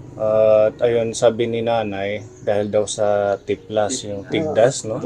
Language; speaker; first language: Filipino; non-native, local second language; Waray